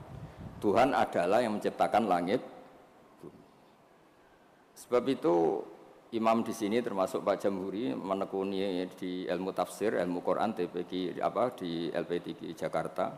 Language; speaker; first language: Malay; non-native, local second language; Javanese